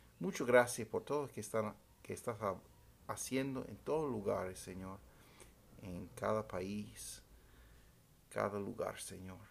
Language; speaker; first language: Spanish; non-native, fluent; English